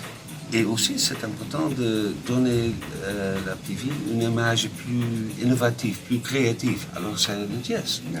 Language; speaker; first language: French; non-native, fluent; Dutch